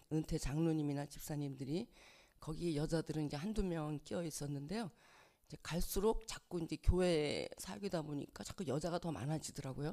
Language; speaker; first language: Korean; native; Korean